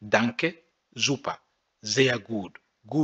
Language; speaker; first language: German; non-native, fluent; French